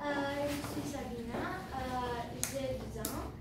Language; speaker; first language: French; non-native, learner; Romanian